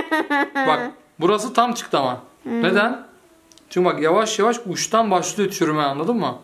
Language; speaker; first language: Turkish; native; Turkish